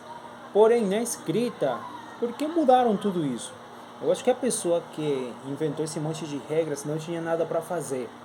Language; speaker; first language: Portuguese; non-native, fluent; Spanish